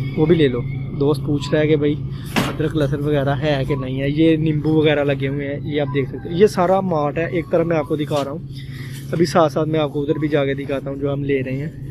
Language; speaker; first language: Urdu; non-native, local second language; Punjabi